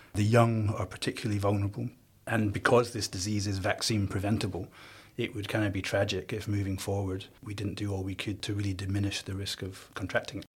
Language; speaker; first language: English; native; English